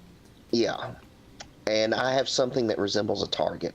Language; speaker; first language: English; native; English